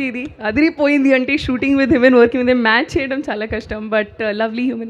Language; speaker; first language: Telugu; non-native, learner; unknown